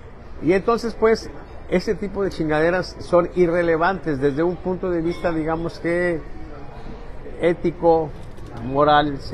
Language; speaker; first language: Spanish; native; Spanish